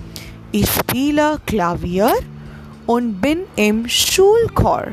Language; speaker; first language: German; non-native, fluent; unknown